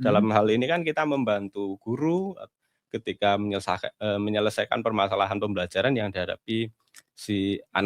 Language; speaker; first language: Indonesian; native; Indonesian